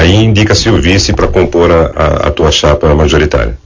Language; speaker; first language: Portuguese; native; Portuguese